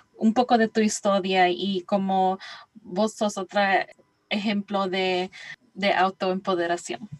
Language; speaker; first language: Spanish; early bilingual, heritage; Spanish